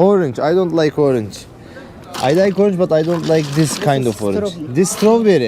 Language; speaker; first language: English; non-native, learner; Turkish